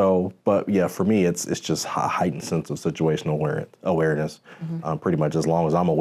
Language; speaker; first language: English; native; English